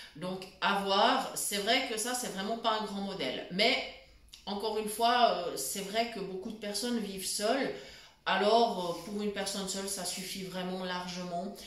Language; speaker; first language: French; native; French